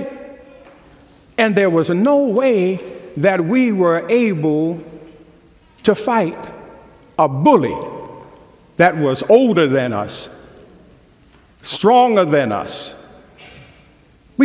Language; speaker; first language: English; native; English